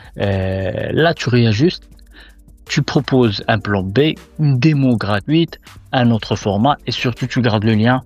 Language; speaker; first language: French; non-native, local second language; Arabic